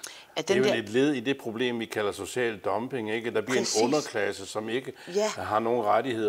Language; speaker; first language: Danish; native; Danish